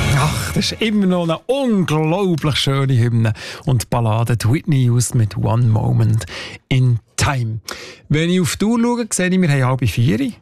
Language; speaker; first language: German; native; German